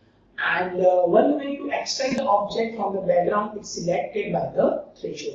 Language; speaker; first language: English; non-native, local second language; Gujarati